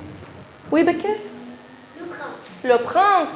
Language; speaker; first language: French; non-native, fluent; Arabic